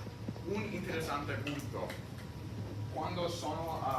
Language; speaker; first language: Italian; non-native, learner; English